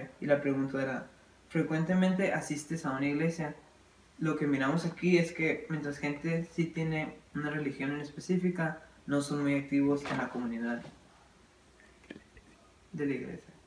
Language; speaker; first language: Spanish; early bilingual, heritage; Spanish